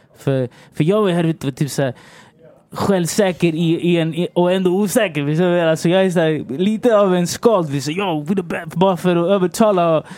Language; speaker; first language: Swedish; early bilingual, other home language; Spanish